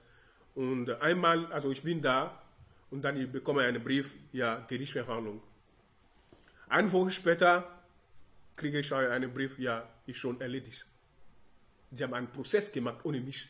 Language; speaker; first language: German; non-native, learner; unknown